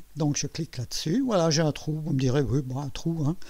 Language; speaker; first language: French; native; French